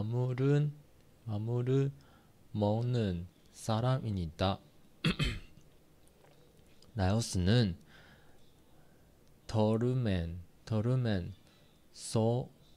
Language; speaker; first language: Korean; non-native, learner; Chinese